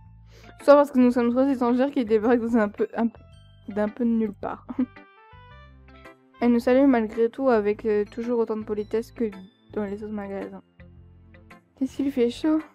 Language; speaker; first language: French; native; French